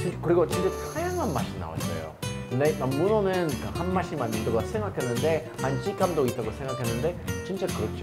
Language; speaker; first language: Korean; non-native, learner; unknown